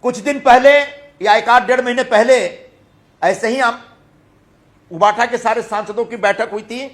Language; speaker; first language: Hindi; non-native, local second language; Marathi